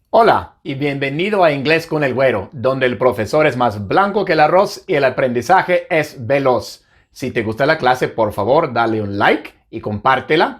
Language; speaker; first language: Spanish; non-native, fluent; English